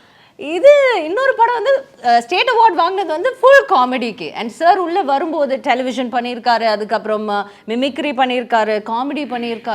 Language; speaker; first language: Tamil; native; Tamil